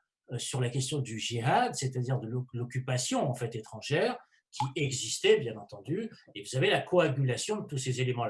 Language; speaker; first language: French; native; French